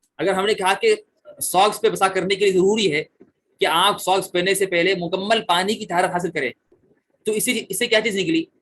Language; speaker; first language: Urdu; native; Urdu